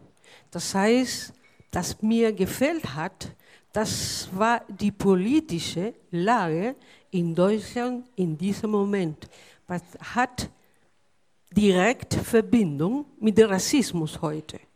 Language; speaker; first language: German; non-native, fluent; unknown